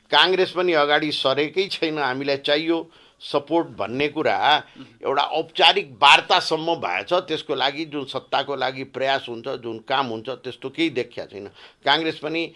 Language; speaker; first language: Nepali; non-native, local second language; Bhojpuri